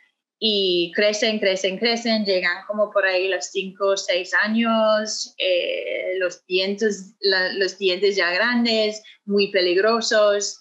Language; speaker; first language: Spanish; non-native, fluent; English